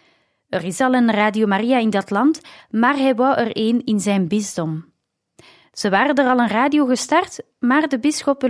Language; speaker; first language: Dutch; native; Dutch